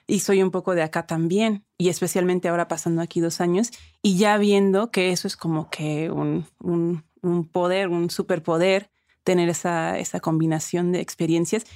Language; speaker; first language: Spanish; early bilingual, other home language; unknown